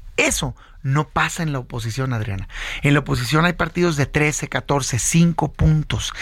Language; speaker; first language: Spanish; native; Spanish